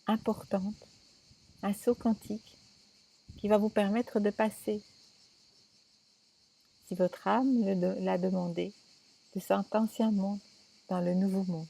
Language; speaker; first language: French; native; French